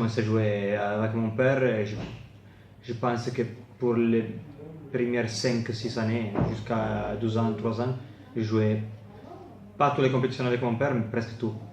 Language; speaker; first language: French; non-native, fluent; Italian